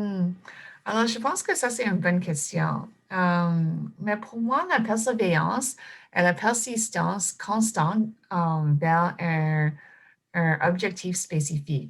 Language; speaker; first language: French; non-native, fluent; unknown